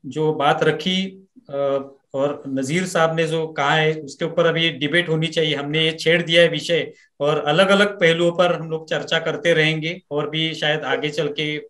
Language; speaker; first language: Hindi; non-native, local second language; Marathi